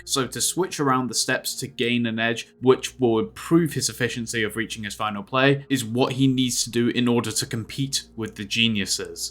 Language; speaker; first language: English; native; English